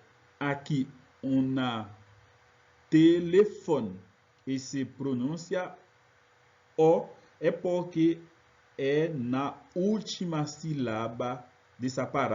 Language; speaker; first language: Portuguese; non-native, fluent; French